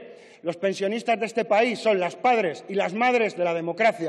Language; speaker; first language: Spanish; native; Spanish